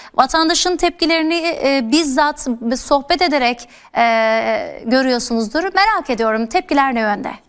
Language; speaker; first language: Turkish; native; Turkish